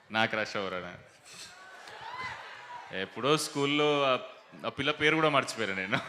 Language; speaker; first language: Telugu; native; Telugu